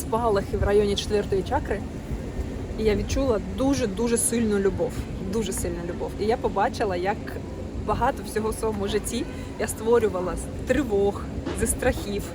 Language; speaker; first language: Ukrainian; non-native, local second language; Russian